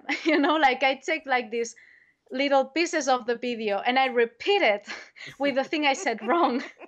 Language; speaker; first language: English; non-native, fluent; Spanish